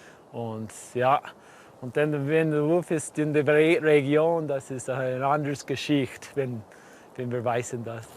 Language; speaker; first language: German; non-native, learner; English